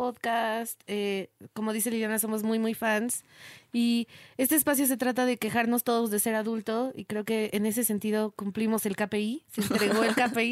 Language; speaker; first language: Spanish; native; Spanish